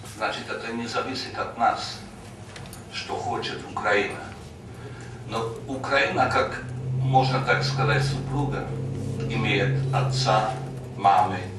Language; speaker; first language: Russian; non-native, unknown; Hungarian